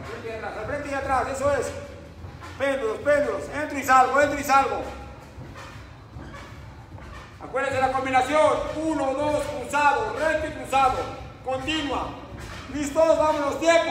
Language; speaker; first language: Spanish; native; Spanish